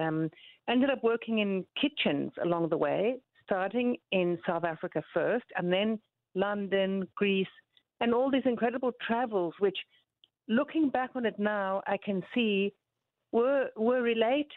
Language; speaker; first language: English; native; English